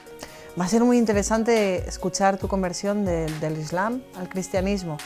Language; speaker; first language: Spanish; native; Spanish